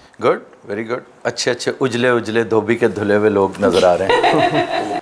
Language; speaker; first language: Urdu; non-native, local second language; Punjabi